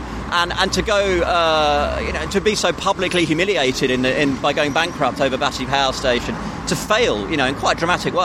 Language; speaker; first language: English; native; English